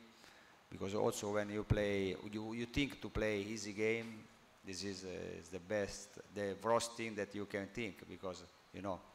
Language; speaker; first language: English; non-native, fluent; Italian